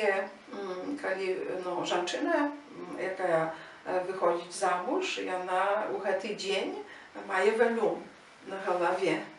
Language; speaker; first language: Polish; non-native, learner; Ukrainian